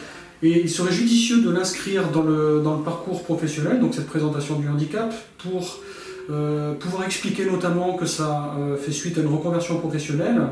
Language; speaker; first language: French; native; French